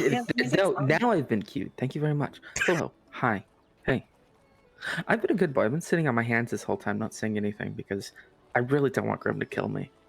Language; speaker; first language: English; native; English